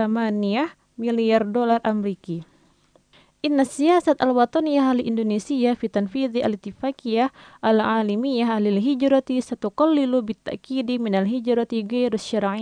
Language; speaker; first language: Arabic; non-native, fluent; Indonesian